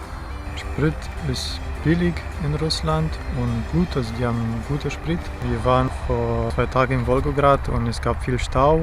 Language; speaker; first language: German; non-native, fluent; Romanian